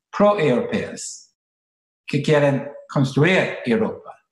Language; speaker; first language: Spanish; non-native, fluent; English